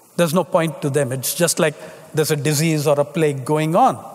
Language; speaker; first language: English; non-native, local second language; Tamil